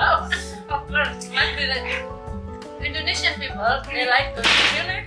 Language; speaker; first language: English; non-native, learner; Indonesian